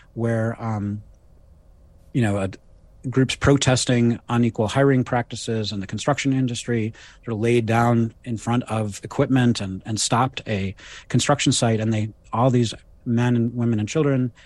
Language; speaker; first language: English; native; English